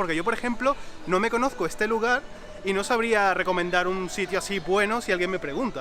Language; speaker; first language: Spanish; native; Spanish